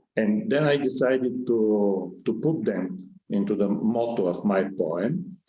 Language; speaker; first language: English; non-native, fluent; Bulgarian